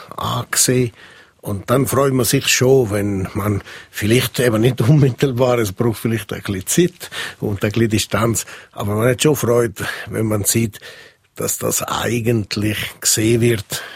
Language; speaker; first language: German; non-native, local second language; Italian